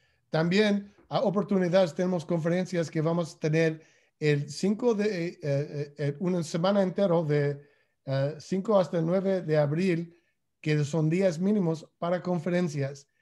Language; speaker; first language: Spanish; non-native, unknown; English